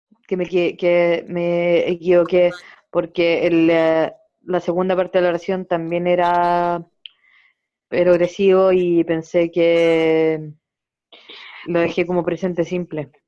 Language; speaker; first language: Spanish; native; Spanish